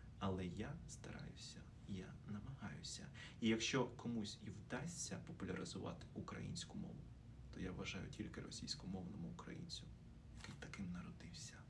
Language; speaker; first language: Ukrainian; non-native, local second language; Russian